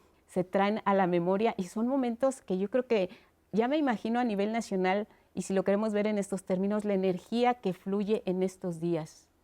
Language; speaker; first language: Spanish; native; Spanish